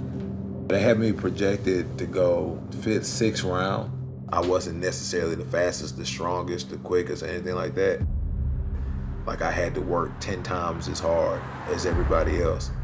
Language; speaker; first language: English; early bilingual, other home language; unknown